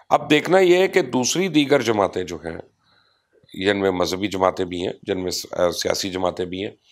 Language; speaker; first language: Urdu; non-native, local second language; Punjabi